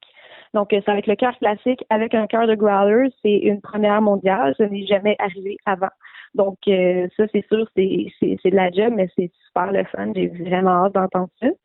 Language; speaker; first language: French; native; French